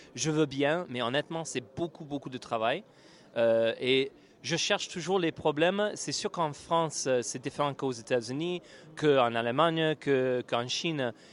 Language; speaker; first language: French; non-native, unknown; English